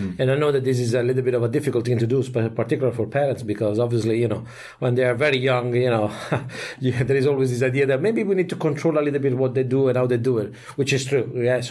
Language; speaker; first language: English; non-native, fluent; Italian